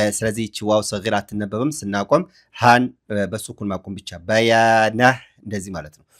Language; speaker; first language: Amharic; native; Amharic